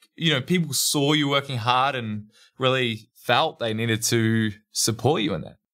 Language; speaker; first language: English; native; English